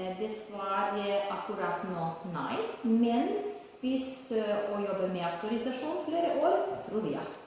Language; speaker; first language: Norwegian; non-native, learner; Ukrainian